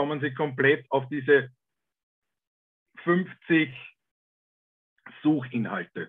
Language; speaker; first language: German; native; German